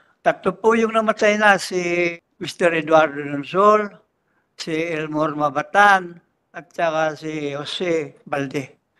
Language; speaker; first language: Filipino; native; Filipino